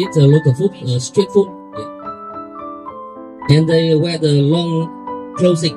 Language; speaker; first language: English; non-native, fluent; Vietnamese